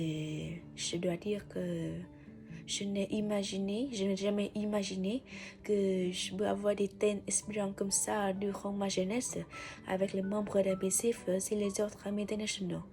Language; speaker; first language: French; non-native, fluent; Vietnamese